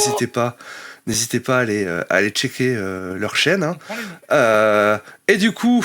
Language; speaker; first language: French; native; French